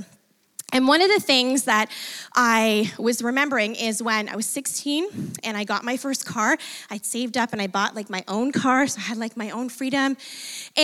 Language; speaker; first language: English; native; English